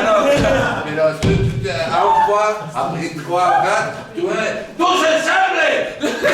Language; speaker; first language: French; non-native, fluent; Spanish